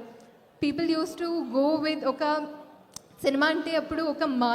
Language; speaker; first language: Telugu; non-native, fluent; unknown